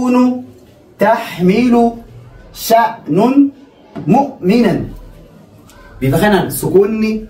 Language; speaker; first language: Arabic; non-native, fluent; Oromo